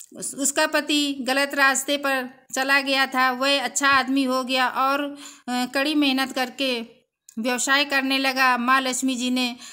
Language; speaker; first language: Hindi; native; Hindi